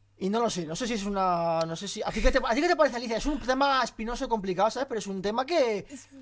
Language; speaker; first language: Spanish; early bilingual, other home language; Arabic